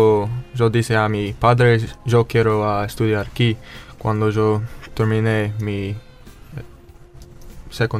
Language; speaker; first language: Spanish; non-native, learner; English